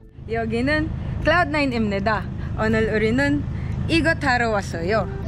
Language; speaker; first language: Korean; non-native, learner; Filipino